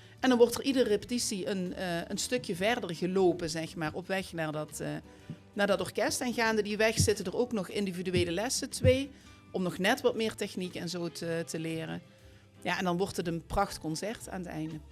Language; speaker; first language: Dutch; native; Dutch